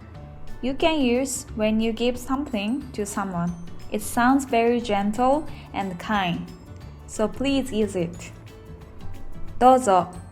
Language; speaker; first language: English; non-native, fluent; Japanese